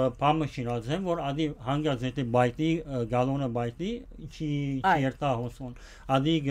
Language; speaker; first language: Armenian; early bilingual, heritage; Armenian